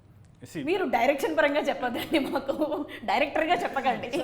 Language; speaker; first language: Telugu; native; Telugu